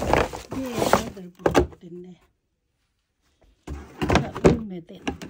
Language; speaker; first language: Danish; non-native, learner; Filipino